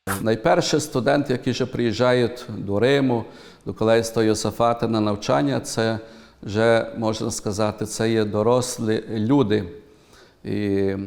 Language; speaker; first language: Ukrainian; early bilingual, heritage; Ukrainian